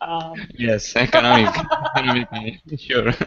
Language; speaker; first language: English; non-native, learner; Spanish